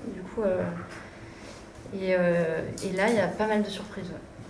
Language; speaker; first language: French; native; French